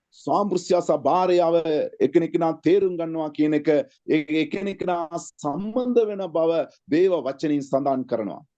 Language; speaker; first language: Sinhala; native; Sinhala